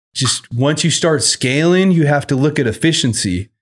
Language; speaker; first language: English; native; English